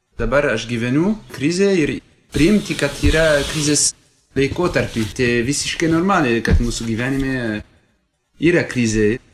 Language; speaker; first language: Lithuanian; non-native, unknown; French